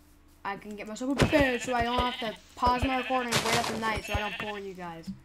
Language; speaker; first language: English; native; English